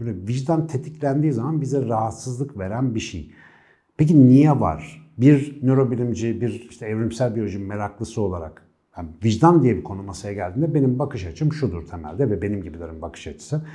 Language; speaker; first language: Turkish; native; Turkish